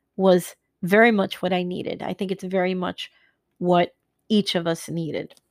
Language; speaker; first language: English; native; English